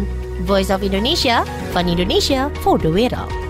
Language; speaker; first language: Dutch; non-native, fluent; Indonesian